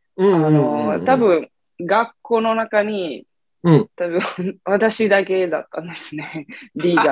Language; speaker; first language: Japanese; non-native, fluent; Italian